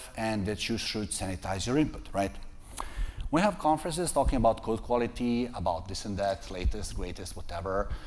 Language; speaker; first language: English; non-native, fluent; Serbian